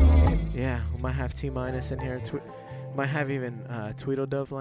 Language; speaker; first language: English; native; English